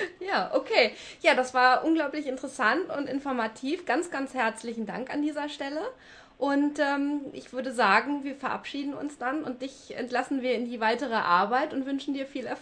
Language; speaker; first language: German; native; German